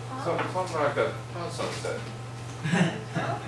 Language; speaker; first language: English; non-native, fluent; Japanese